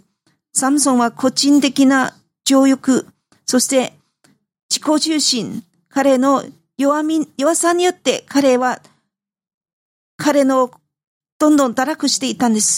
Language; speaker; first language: Japanese; non-native, fluent; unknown